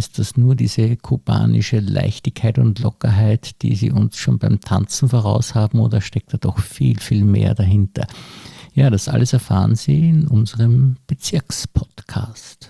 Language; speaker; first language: German; native; German